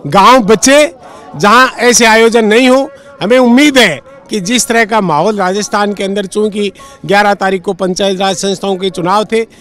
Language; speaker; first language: Hindi; native; Hindi